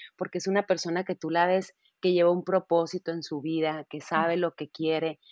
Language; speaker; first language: Spanish; native; Spanish